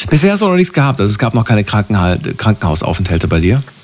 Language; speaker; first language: German; native; German